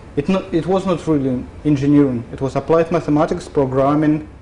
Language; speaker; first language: English; non-native, fluent; Russian